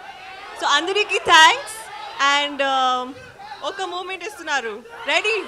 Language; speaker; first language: Telugu; non-native, learner; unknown